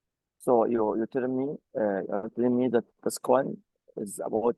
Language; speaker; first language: English; non-native, fluent; Arabic